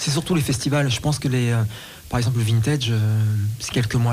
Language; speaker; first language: French; native; French